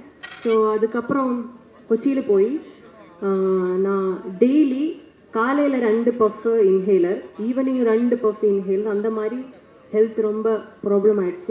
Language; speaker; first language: Tamil; non-native, learner; Malayalam